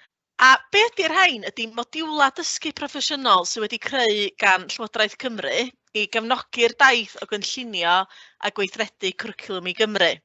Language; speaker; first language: Welsh; native; Welsh